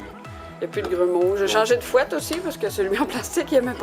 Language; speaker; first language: French; native; French